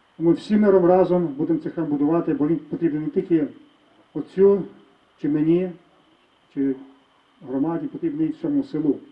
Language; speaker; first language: Ukrainian; native; Ukrainian